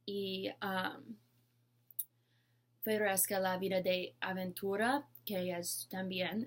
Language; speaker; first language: Spanish; non-native, learner; English